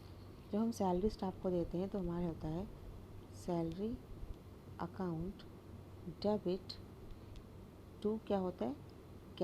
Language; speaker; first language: Hindi; native; Hindi